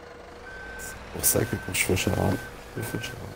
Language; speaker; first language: French; native; French